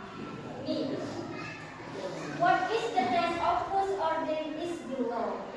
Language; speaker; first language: English; non-native, learner; Indonesian